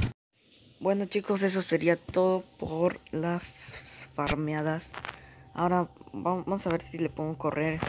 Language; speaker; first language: Spanish; native; Spanish